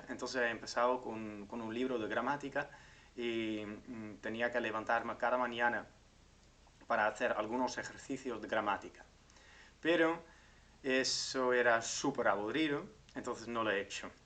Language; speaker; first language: Spanish; non-native, fluent; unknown